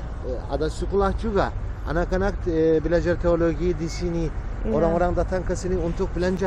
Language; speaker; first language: Indonesian; non-native, learner; Turkish